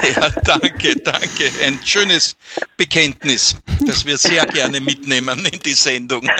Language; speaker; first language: German; native; German